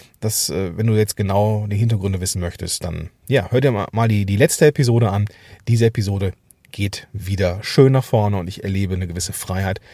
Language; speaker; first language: German; native; German